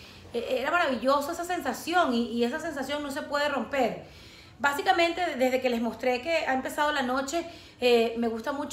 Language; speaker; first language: Spanish; native; Spanish